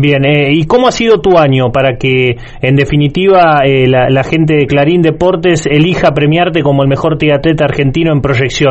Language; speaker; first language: Spanish; native; Spanish